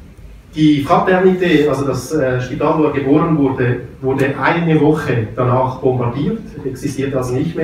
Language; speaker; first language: German; native; German